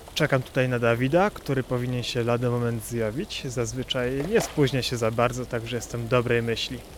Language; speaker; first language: Polish; native; Polish